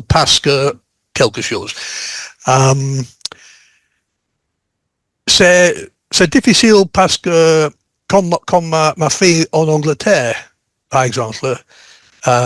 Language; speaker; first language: French; non-native, learner; English